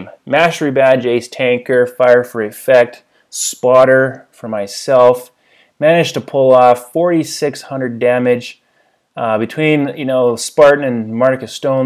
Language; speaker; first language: English; native; English